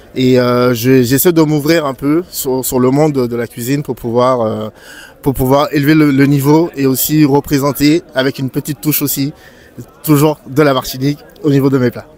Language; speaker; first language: French; native; French